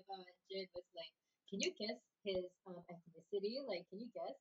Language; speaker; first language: English; non-native, local second language; Malayalam